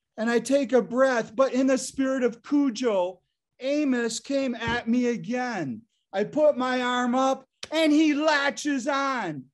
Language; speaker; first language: English; native; English